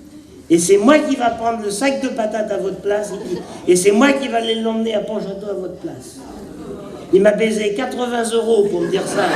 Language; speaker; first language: French; native; French